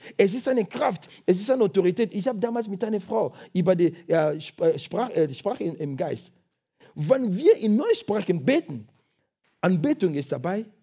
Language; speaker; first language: German; non-native, fluent; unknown